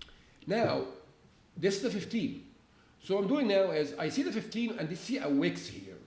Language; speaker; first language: English; non-native, fluent; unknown